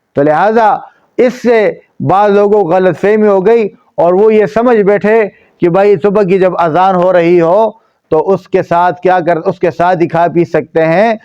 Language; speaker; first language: Urdu; non-native, local second language; Pashto